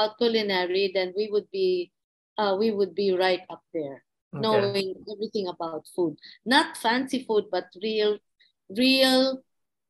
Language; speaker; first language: English; non-native, local second language; Filipino